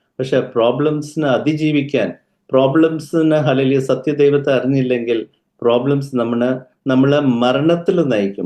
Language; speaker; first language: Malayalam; early bilingual, heritage; Malayalam